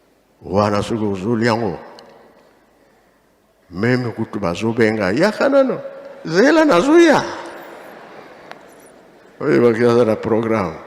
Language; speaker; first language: Lingala; non-native, local second language; Kongo